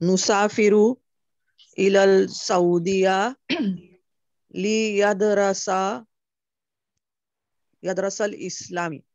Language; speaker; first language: Arabic; non-native, learner; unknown